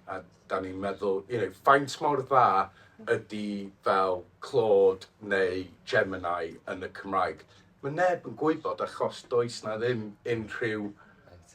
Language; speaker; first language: Welsh; non-native, fluent; English